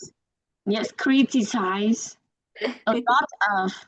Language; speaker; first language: English; non-native, learner; Vietnamese